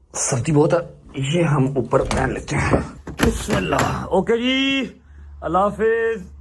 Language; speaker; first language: Urdu; non-native, local second language; Punjabi